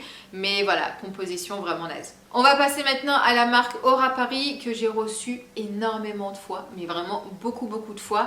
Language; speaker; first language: French; native; French